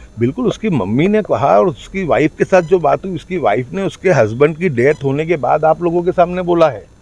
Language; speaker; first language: Hindi; non-native, local second language; Gujarati